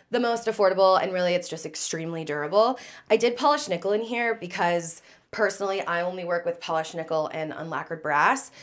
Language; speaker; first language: English; native; English